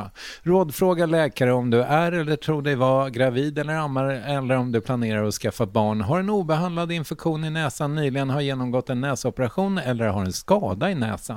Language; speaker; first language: Swedish; native; Swedish